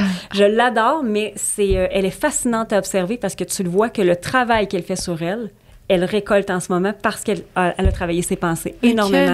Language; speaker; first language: French; native; French